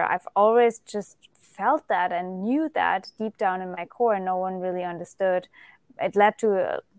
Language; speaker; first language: English; non-native, fluent; German